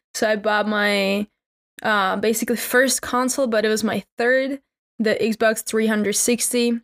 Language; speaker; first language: English; non-native, fluent; Czech